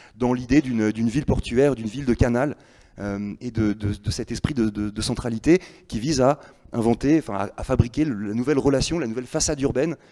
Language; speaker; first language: French; native; French